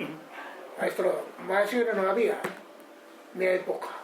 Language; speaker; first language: Spanish; non-native, learner; Japanese